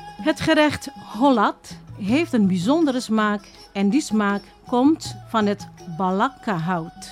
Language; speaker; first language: Dutch; non-native, fluent; Indonesian